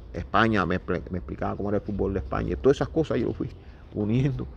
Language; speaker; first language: Spanish; native; Spanish